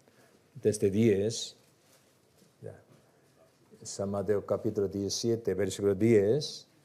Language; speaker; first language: Spanish; non-native, learner; Korean